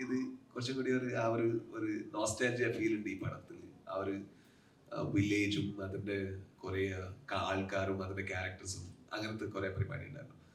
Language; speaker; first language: Malayalam; non-native, learner; Kannada